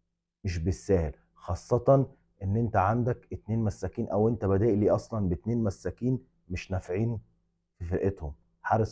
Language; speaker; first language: Arabic; native; Arabic